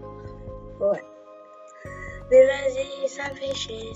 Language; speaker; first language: French; native; French